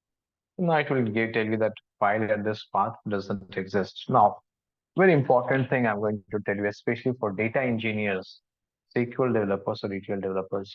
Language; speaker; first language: English; non-native, local second language; Hindi